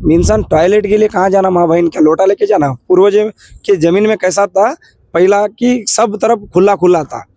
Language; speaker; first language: Hindi; non-native, local second language; Kannada